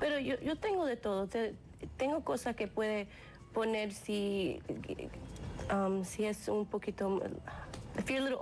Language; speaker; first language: Spanish; early bilingual, heritage; English